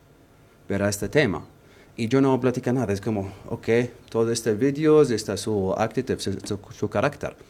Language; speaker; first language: Spanish; non-native, learner; Arabic